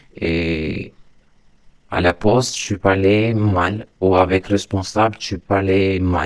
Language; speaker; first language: French; non-native, learner; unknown